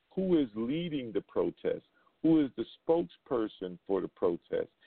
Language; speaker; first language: English; native; English